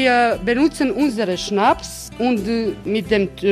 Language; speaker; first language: German; non-native, fluent; Croatian